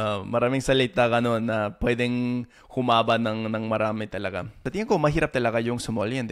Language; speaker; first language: Filipino; non-native, fluent; English